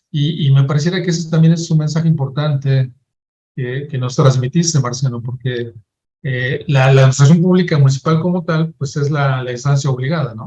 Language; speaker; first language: Spanish; native; Spanish